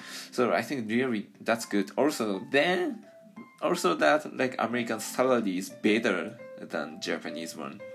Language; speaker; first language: English; non-native, learner; Japanese